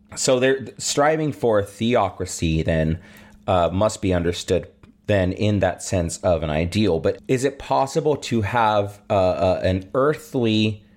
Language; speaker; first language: English; native; English